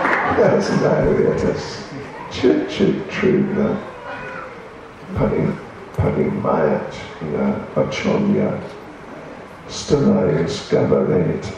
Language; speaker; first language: Russian; non-native, learner; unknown